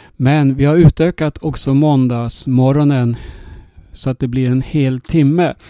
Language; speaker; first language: Spanish; non-native, fluent; Swedish